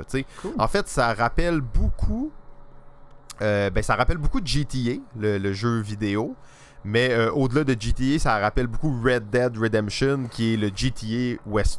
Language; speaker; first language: French; native; French